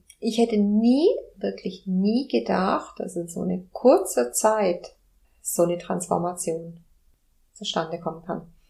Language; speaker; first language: German; non-native, fluent; Spanish